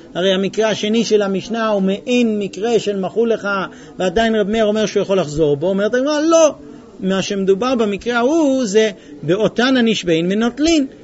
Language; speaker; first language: Hebrew; non-native, fluent; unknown